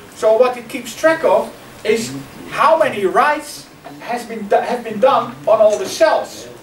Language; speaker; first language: English; non-native, fluent; Dutch